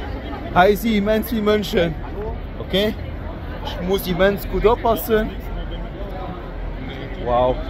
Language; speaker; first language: German; non-native, local second language; Luxembourgish